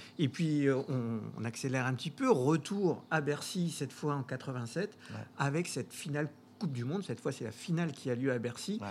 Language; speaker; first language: French; native; French